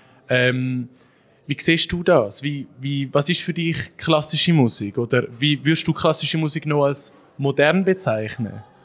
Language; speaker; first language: German; native; German